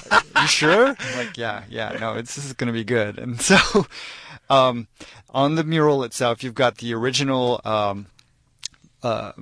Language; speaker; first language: English; native; English